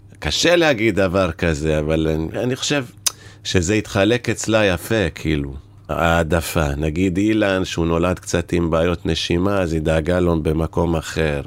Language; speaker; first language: Hebrew; native; Hebrew